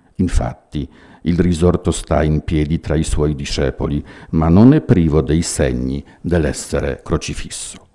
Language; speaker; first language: Italian; non-native, fluent; Polish